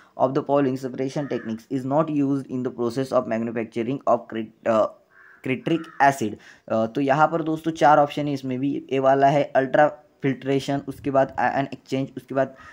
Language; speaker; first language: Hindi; non-native, local second language; Marathi